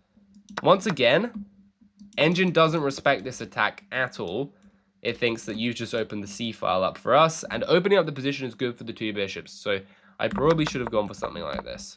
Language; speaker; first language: English; native; English